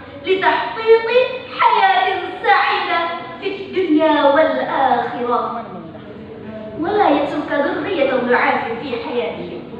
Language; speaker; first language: Arabic; non-native, fluent; Indonesian